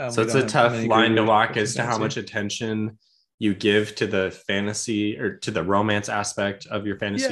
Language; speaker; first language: English; native; English